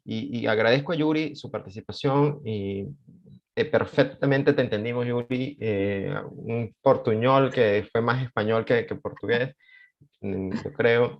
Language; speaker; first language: Spanish; native; Spanish